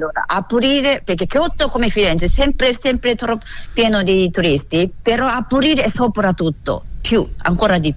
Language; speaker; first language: Italian; non-native, learner; Japanese